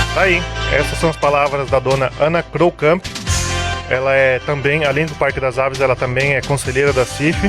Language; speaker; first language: Portuguese; native; Portuguese